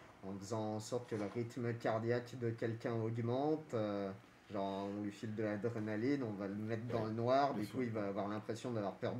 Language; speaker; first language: French; native; French